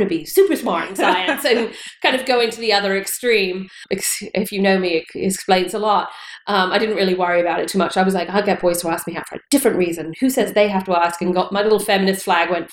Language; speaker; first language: English; native; English